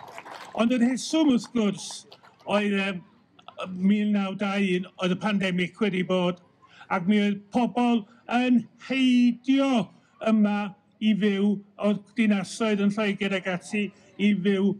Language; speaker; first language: Welsh; native; Welsh